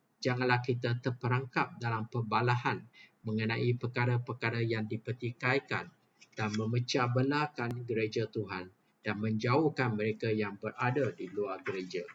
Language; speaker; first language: Malay; non-native, local second language; Chinese